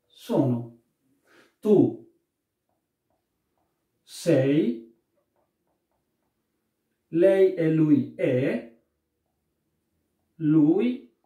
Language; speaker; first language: Italian; non-native, fluent; Urdu